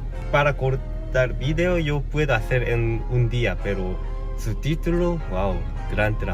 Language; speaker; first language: Spanish; non-native, learner; Korean